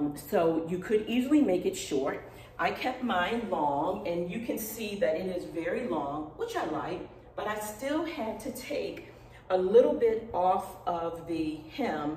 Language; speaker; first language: English; native; English